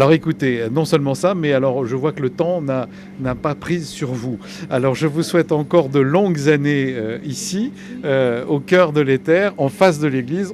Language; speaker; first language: French; native; French